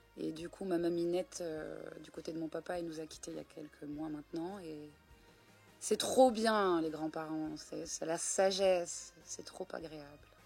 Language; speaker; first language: French; native; French